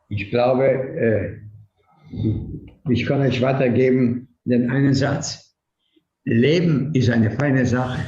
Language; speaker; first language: German; non-native, fluent; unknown